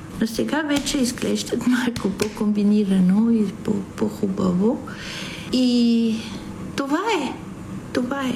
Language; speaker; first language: Bulgarian; non-native, fluent; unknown